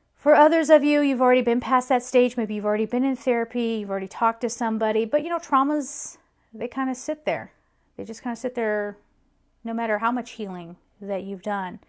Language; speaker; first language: English; native; English